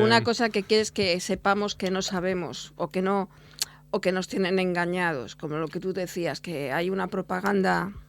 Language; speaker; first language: Spanish; native; Spanish